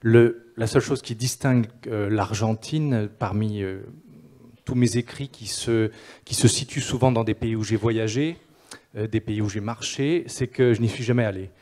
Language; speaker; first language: French; native; French